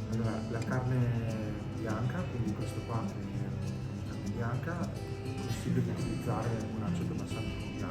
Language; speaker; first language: Italian; native; Italian